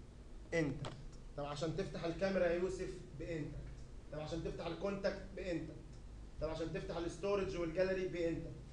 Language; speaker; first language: Arabic; native; Arabic